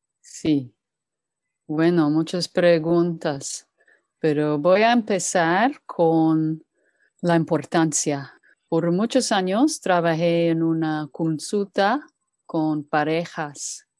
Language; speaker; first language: Spanish; non-native, fluent; English